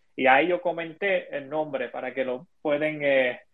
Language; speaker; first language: Spanish; early bilingual, heritage; Spanish